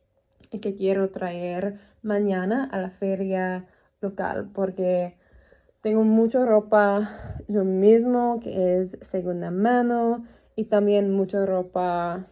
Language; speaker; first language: Spanish; non-native, learner; English